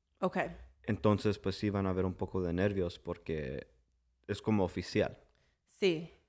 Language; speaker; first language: Spanish; early bilingual, heritage; English